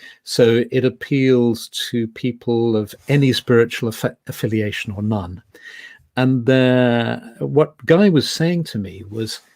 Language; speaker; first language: English; native; English